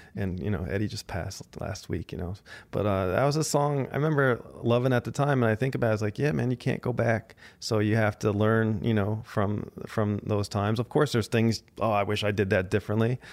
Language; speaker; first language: English; native; English